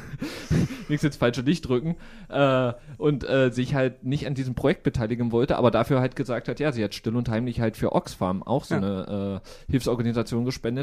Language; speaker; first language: German; native; German